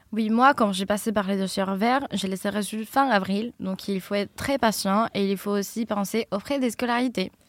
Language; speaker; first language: French; non-native, fluent; Spanish